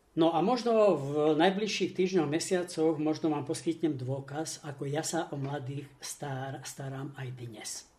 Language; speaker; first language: Slovak; native; Slovak